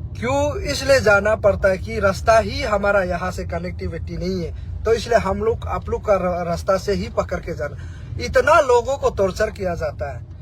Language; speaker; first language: Hindi; non-native, local second language; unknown